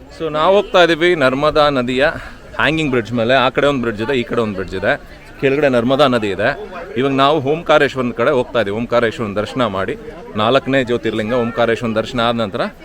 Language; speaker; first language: Kannada; native; Kannada